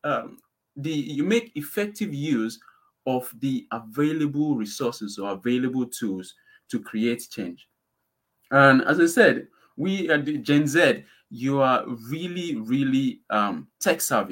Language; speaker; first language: English; non-native, local second language; Yoruba